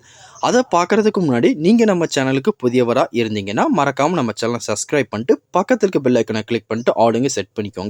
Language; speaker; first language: Tamil; native; Tamil